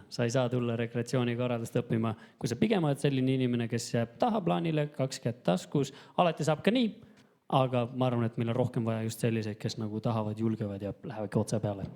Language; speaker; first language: Estonian; native; Estonian